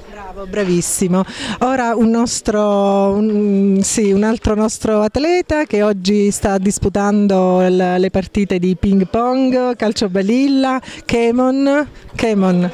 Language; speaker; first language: Italian; native; Italian